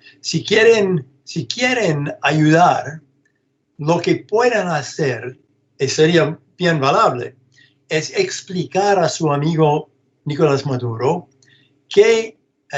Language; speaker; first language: Spanish; non-native, fluent; English